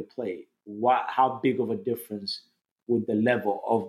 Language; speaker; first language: English; non-native, local second language; Ganda